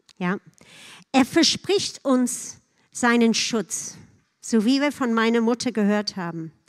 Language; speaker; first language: German; non-native, fluent; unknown